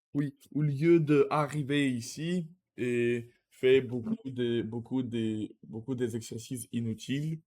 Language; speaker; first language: French; non-native, learner; Russian